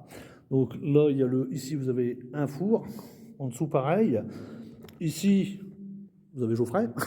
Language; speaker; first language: French; native; French